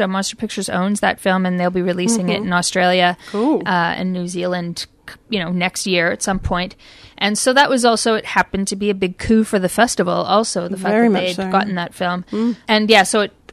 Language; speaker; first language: English; native; English